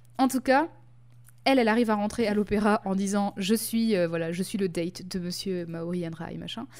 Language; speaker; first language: French; native; French